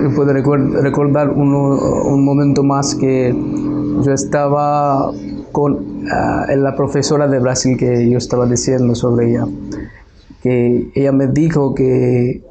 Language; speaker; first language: Spanish; non-native, fluent; Bangla